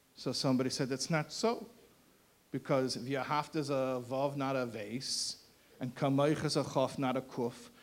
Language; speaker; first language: English; native; English